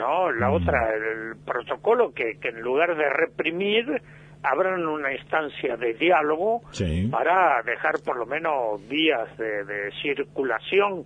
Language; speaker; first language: Spanish; native; Spanish